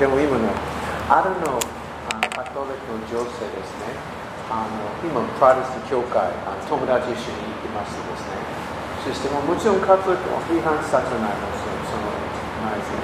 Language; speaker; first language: Japanese; non-native, learner; English